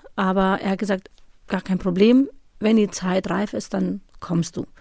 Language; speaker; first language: German; native; German